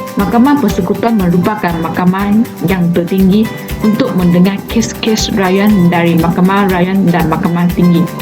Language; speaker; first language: Malay; non-native, local second language; Chinese